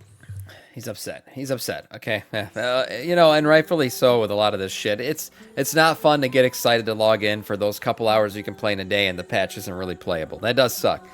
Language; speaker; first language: English; native; English